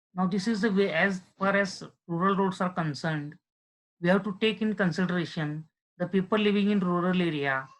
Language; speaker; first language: English; non-native, local second language; Marathi